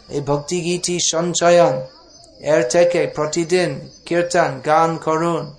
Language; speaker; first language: Bangla; non-native, fluent; English